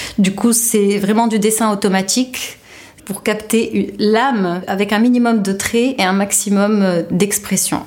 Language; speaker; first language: French; non-native, local second language; Arabic